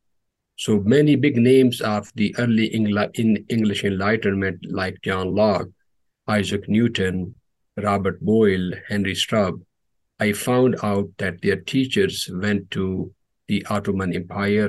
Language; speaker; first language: English; non-native, local second language; Urdu